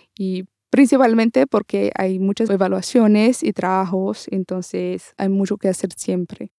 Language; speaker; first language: Spanish; non-native, learner; Portuguese